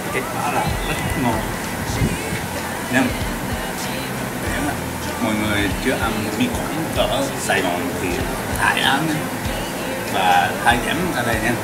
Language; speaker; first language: Vietnamese; non-native, learner; Japanese